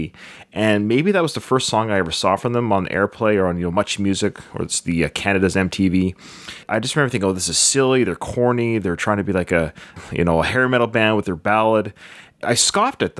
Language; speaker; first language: English; native; English